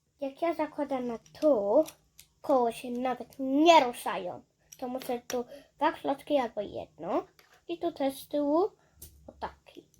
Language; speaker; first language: Polish; early bilingual, heritage; Polish